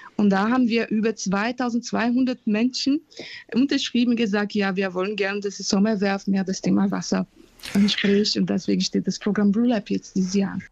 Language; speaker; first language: German; non-native, fluent; Portuguese